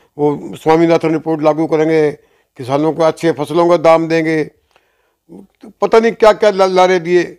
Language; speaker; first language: Hindi; native; Hindi